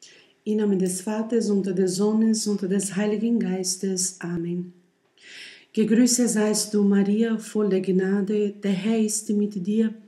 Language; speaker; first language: German; non-native, learner; Portuguese